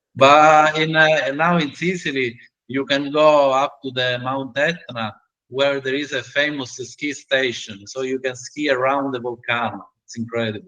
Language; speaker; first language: English; non-native, learner; Italian